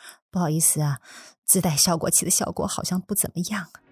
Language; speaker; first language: Chinese; native; Chinese